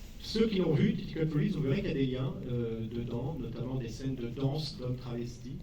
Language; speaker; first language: French; native; French